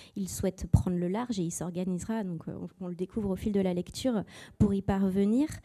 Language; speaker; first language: French; native; French